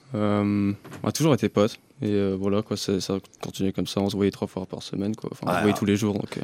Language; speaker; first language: French; early bilingual, other home language; English